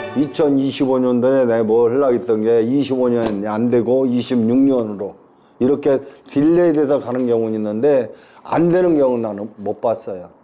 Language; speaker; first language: Korean; native; Korean